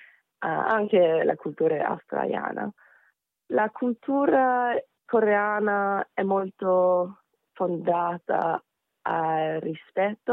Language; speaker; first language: Italian; non-native, fluent; Korean